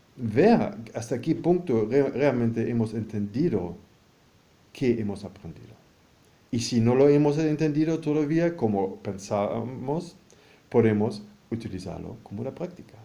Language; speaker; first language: Spanish; non-native, fluent; German